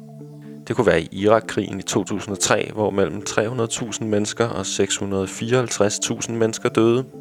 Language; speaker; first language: Danish; native; Danish